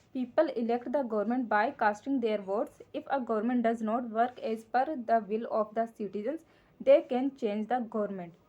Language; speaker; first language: English; non-native, local second language; Punjabi